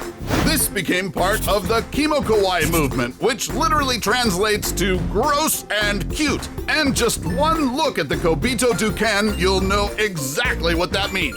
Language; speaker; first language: English; native; English